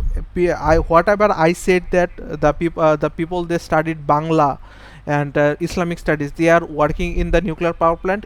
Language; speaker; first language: English; non-native, fluent; Bangla